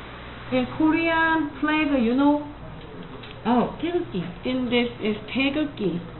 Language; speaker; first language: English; non-native, learner; Korean